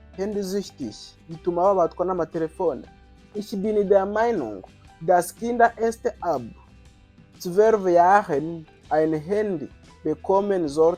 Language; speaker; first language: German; non-native, fluent; Kinyarwanda